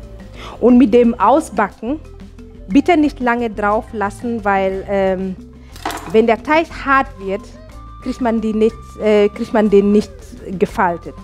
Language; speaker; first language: German; non-native, fluent; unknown